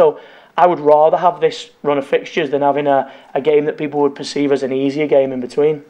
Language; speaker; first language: English; native; English